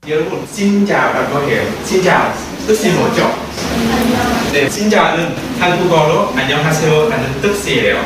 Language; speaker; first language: Korean; non-native, fluent; Vietnamese